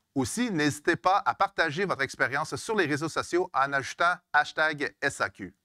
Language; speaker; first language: French; native; French